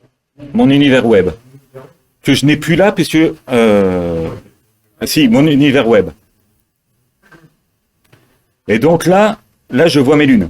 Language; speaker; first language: French; native; French